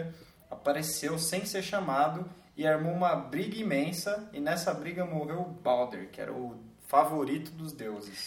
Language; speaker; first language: Portuguese; native; Portuguese